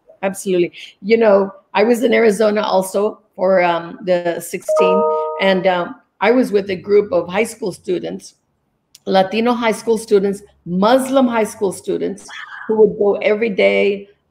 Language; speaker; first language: English; early bilingual, other home language; Spanish